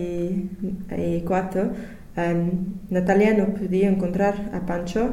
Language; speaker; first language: Spanish; non-native, learner; English